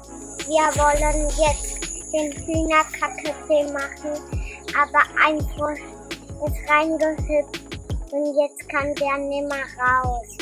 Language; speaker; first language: German; early bilingual, heritage; German